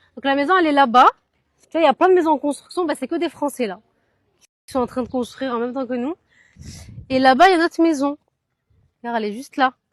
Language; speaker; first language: French; early bilingual, other home language; Arabic